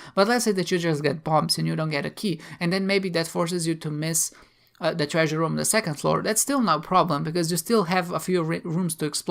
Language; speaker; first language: English; non-native, fluent; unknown